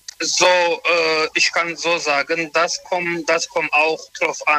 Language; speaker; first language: German; non-native, learner; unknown